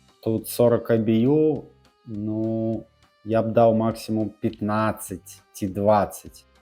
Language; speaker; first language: Belarusian; non-native, local second language; Russian